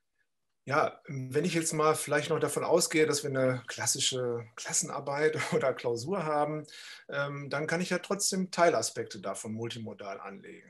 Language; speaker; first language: German; native; German